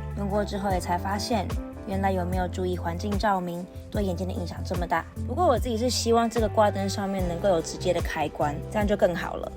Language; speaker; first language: Chinese; native; Chinese